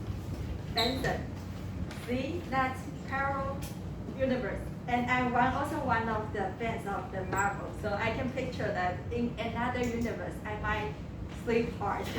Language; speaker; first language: English; non-native, local second language; Chinese